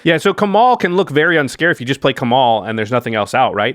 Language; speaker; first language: English; native; English